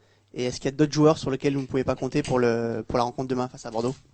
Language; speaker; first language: French; native; French